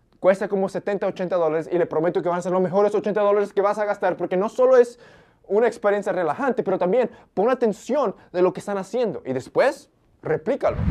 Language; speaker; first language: Spanish; early bilingual, heritage; Spanish